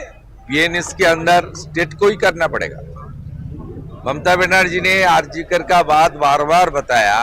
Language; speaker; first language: Hindi; non-native, local second language; Bangla